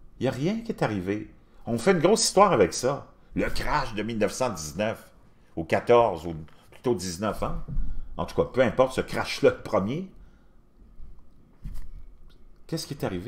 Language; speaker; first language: French; native; French